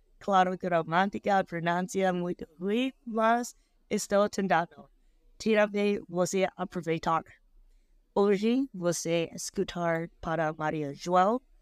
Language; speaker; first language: Portuguese; non-native, learner; English